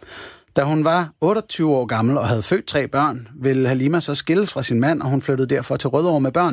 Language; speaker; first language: Danish; native; Danish